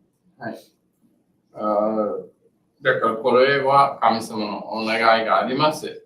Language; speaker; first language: Japanese; non-native, learner; English